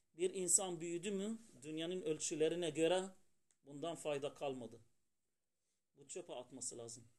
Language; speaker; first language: Turkish; non-native, fluent; Arabic